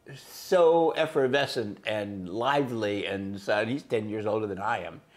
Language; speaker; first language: English; native; English